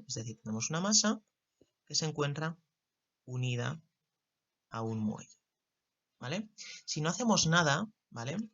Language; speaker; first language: Spanish; native; Spanish